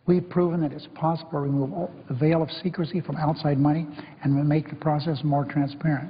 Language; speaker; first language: English; native; English